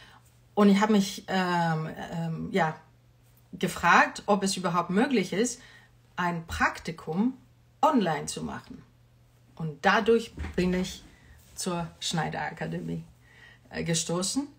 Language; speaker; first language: German; non-native, fluent; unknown